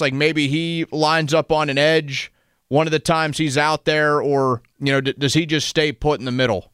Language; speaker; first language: English; native; English